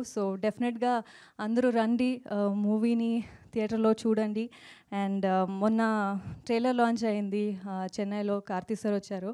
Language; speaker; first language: Telugu; non-native, fluent; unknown